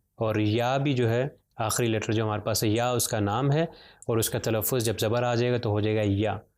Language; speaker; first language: Urdu; native; Urdu